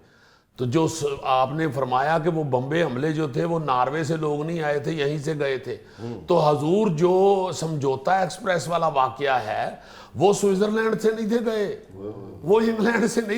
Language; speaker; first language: Urdu; native; Urdu